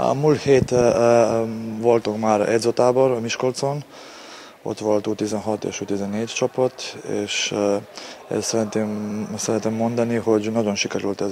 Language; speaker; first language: Hungarian; non-native, learner; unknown